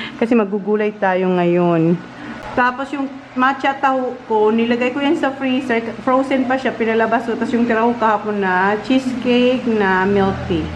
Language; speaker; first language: Filipino; non-native, local second language; Bikol